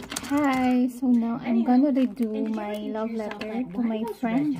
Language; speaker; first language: English; non-native, local second language; Filipino